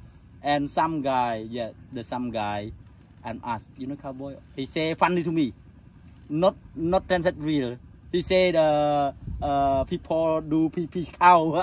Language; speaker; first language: English; non-native, learner; Khmer